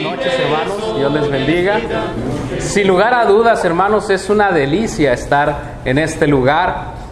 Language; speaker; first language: Spanish; native; Spanish